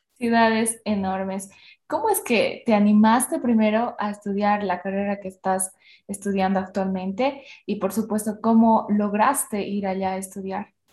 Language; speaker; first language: Spanish; native; Spanish